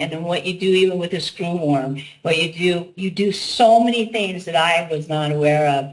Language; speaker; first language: English; native; English